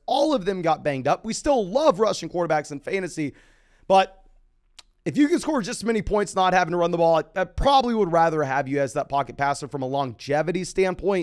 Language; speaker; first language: English; native; English